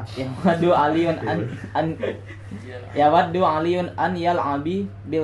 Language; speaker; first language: Arabic; non-native, learner; Indonesian